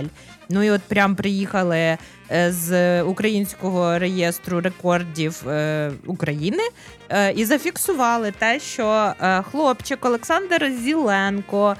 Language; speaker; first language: Ukrainian; native; Ukrainian